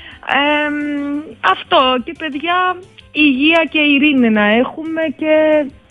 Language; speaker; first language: Greek; non-native, fluent; Georgian